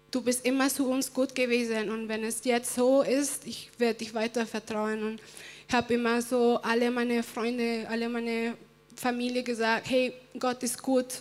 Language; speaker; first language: German; early bilingual, other home language; Spanish